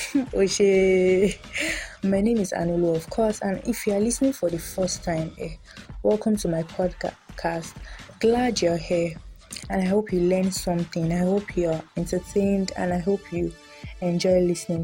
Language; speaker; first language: English; non-native, local second language; Yoruba